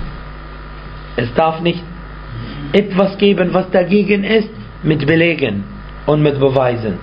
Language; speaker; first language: German; non-native, fluent; Arabic